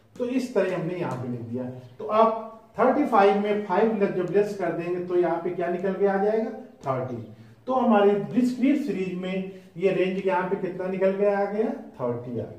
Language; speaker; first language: Hindi; native; Hindi